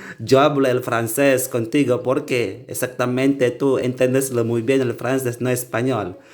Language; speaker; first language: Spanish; non-native, learner; Indonesian